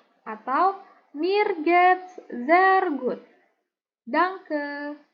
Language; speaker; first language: German; non-native, learner; Indonesian